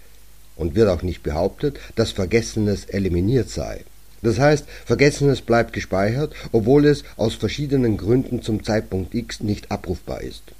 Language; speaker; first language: German; native; German